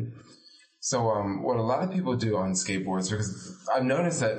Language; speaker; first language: English; native; English